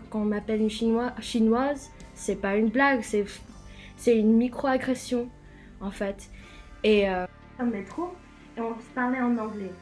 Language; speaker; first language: French; non-native, fluent; English